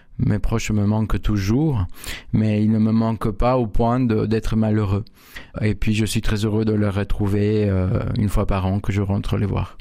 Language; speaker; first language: French; non-native, fluent; Spanish